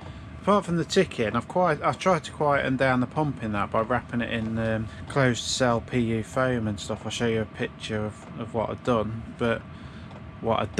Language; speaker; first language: English; native; English